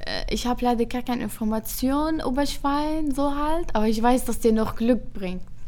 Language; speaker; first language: German; non-native, fluent; Arabic